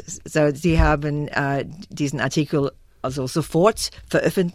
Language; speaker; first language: German; non-native, fluent; English